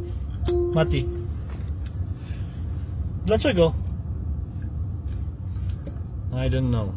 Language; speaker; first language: English; non-native, learner; Polish